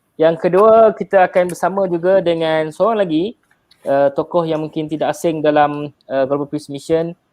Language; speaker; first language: Malay; native; Malay